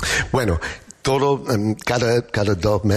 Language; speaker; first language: Spanish; non-native, fluent; English